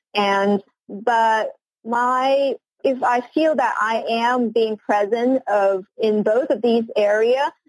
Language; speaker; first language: English; non-native, local second language; Cantonese